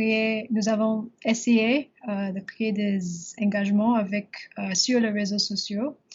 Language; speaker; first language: French; non-native, learner; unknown